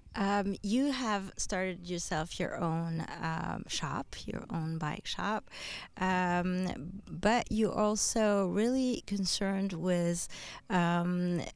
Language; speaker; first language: English; non-native, fluent; French